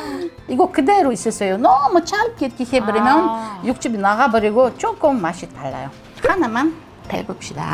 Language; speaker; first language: Korean; non-native, learner; Russian